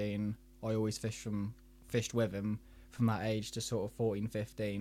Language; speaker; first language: English; native; English